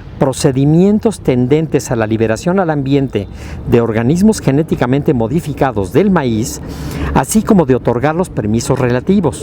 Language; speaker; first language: Spanish; native; Spanish